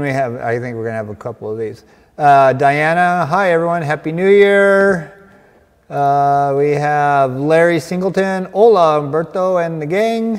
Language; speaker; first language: English; native; English